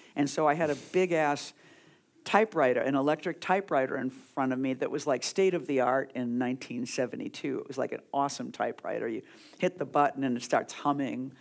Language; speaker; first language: English; native; English